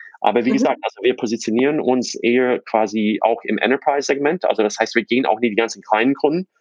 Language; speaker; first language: German; non-native, fluent; English